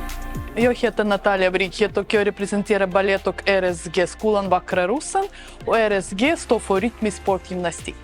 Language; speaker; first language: Swedish; non-native, fluent; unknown